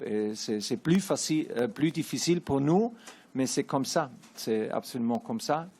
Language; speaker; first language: French; non-native, learner; German